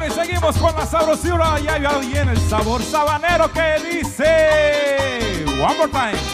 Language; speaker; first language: Spanish; native; Spanish